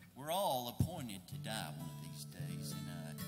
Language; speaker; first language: English; native; English